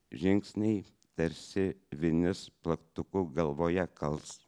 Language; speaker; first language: French; non-native, fluent; Lithuanian